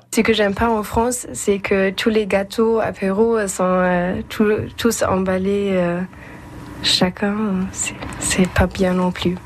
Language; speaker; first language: French; non-native, fluent; German